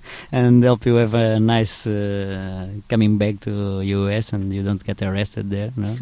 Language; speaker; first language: English; non-native, learner; Spanish